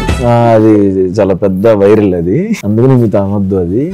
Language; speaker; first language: Telugu; native; Telugu